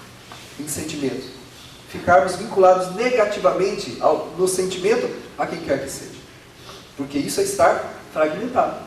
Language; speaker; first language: Portuguese; native; Portuguese